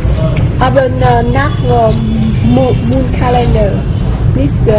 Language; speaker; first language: German; non-native, learner; Vietnamese